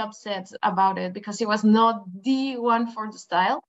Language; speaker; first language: English; non-native, fluent; Spanish